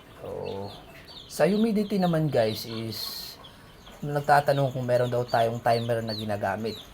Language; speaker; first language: Filipino; non-native, local second language; Aklanon